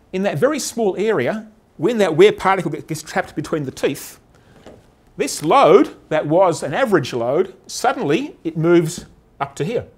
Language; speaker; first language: English; native; English